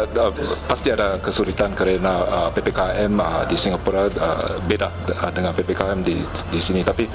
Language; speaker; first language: Indonesian; non-native, fluent; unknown